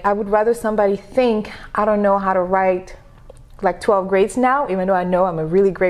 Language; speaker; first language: English; non-native, fluent; French